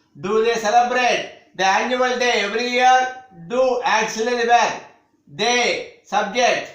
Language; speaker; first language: English; non-native, local second language; Telugu